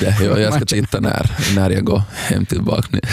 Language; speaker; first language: Swedish; non-native, local second language; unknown